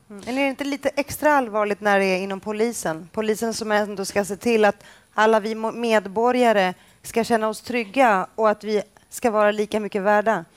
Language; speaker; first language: Swedish; native; Swedish